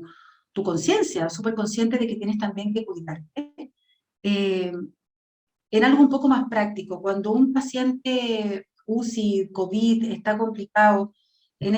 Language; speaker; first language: Spanish; native; Spanish